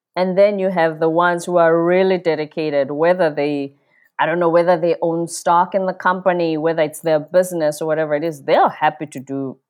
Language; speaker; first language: English; non-native, local second language; Zulu